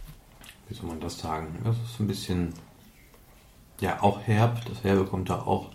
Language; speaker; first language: German; native; German